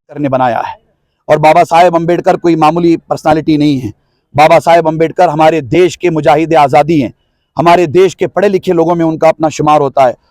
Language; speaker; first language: Urdu; native; Urdu